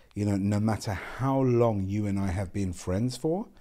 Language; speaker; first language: English; non-native, local second language; Gujarati